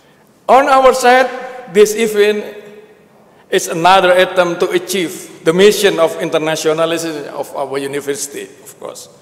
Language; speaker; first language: English; non-native, learner; Indonesian